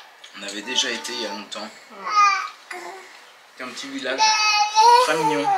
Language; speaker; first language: French; native; French